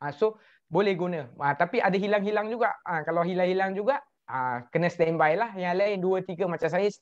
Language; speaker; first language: Malay; native; Malay